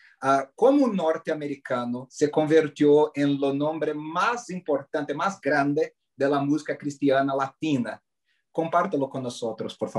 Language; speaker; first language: Spanish; non-native, learner; Portuguese